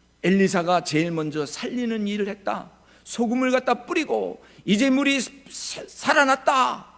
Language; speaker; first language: Korean; native; Korean